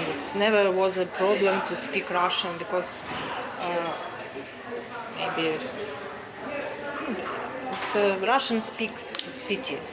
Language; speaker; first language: English; non-native, learner; Russian